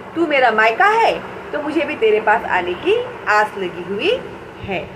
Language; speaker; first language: Hindi; non-native, local second language; Marathi